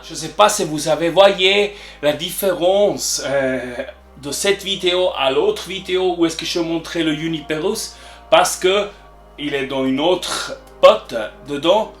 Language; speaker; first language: French; non-native, learner; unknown